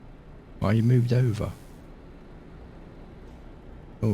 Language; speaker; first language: English; native; English